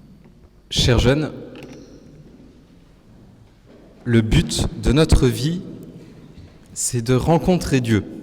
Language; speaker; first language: French; native; French